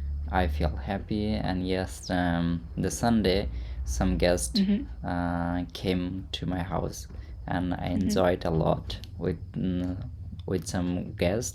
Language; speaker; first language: English; non-native, learner; Hindi